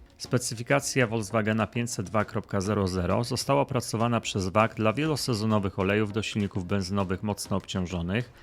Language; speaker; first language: Polish; native; Polish